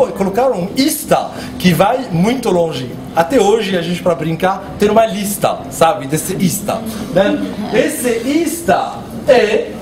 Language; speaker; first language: Portuguese; non-native, fluent; Arabic